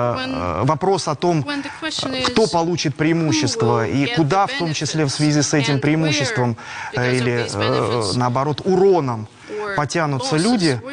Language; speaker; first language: Russian; native; Russian